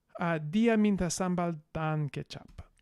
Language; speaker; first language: Indonesian; non-native, learner; English